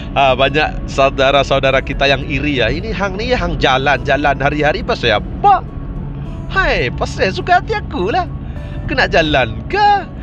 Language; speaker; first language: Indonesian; native; Indonesian